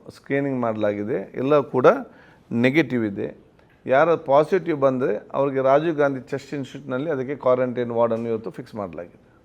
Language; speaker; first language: Kannada; non-native, local second language; Malayalam